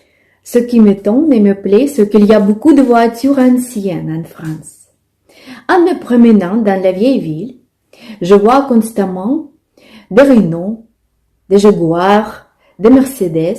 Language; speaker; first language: French; non-native, fluent; Russian